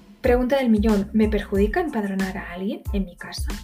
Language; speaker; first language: Spanish; native; Spanish